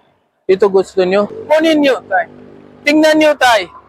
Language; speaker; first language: Filipino; non-native, learner; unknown